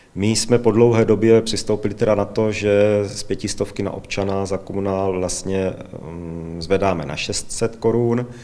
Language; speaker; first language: Czech; native; Czech